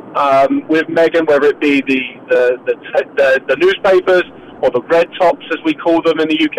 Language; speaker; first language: English; native; English